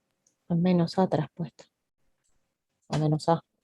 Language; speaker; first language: Spanish; native; Spanish